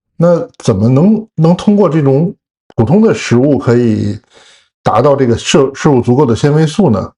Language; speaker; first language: Chinese; native; Chinese